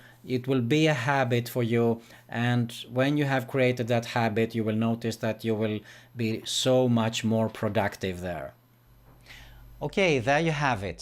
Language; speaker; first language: English; non-native, fluent; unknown